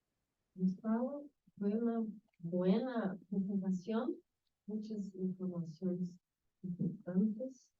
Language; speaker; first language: Spanish; non-native, learner; Portuguese